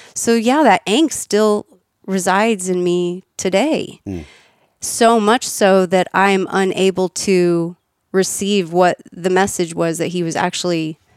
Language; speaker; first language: English; native; English